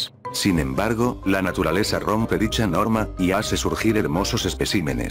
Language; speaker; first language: Spanish; native; Spanish